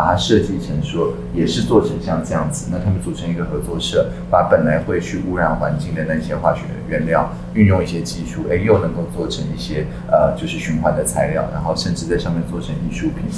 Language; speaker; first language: Chinese; native; Chinese